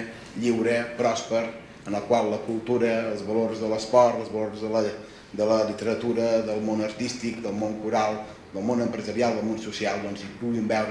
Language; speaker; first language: Catalan; native; Catalan